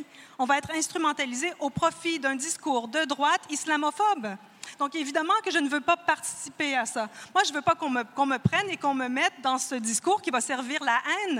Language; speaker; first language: French; native; French